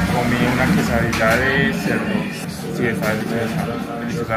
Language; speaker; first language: Spanish; native; Spanish